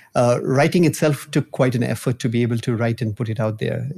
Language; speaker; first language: English; non-native, local second language; Hindi